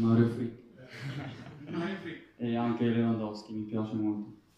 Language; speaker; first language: Italian; non-native, learner; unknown